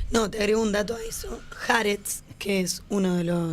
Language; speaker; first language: Spanish; native; Spanish